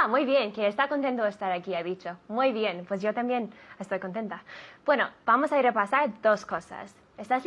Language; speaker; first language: Spanish; non-native, fluent; English